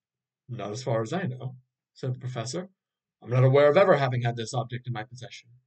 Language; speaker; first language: English; native; English